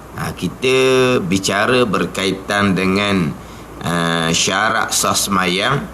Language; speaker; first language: Malay; native; Malay